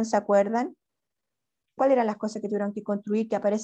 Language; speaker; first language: Spanish; native; Spanish